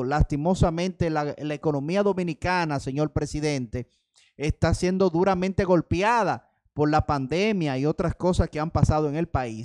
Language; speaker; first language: Spanish; native; Spanish